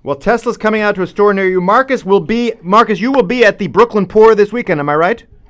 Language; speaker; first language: English; native; English